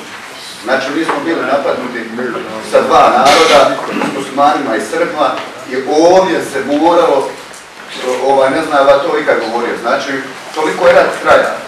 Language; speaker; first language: Croatian; native; Croatian